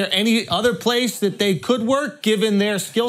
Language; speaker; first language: English; native; English